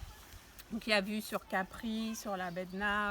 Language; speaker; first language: French; native; French